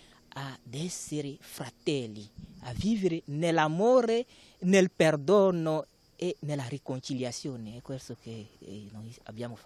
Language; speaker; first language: Italian; non-native, learner; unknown